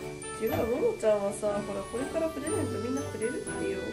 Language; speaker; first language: Japanese; native; Japanese